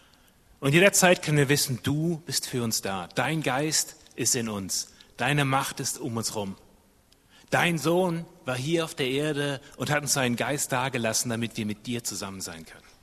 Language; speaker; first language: German; native; German